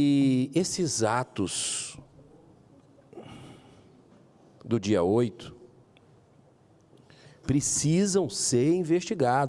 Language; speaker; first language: Portuguese; native; Portuguese